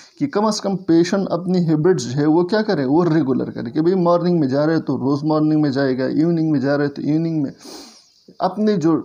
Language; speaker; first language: Hindi; native; Hindi